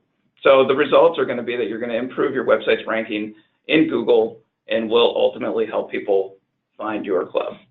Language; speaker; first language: English; native; English